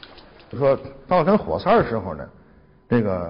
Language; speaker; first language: Chinese; native; Chinese